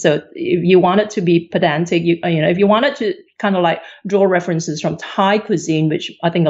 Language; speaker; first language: English; non-native, local second language; Cantonese